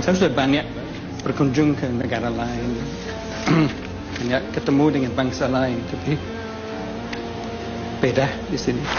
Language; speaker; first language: Indonesian; non-native, fluent; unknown